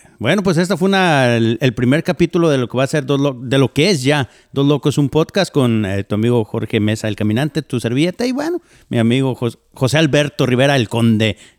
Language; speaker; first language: Spanish; native; Spanish